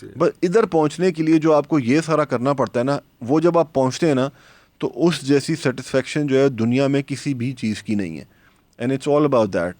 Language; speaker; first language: Urdu; native; Urdu